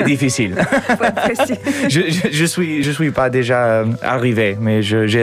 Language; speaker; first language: French; non-native, learner; English